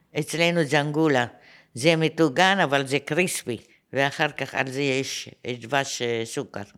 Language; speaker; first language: Hebrew; non-native, fluent; Arabic